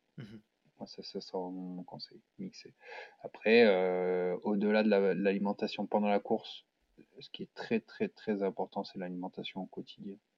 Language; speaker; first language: French; native; French